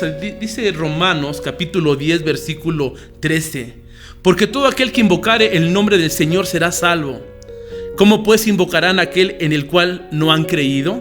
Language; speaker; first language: Spanish; native; Spanish